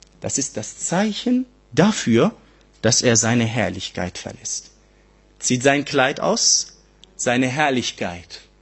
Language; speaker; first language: German; non-native, fluent; Arabic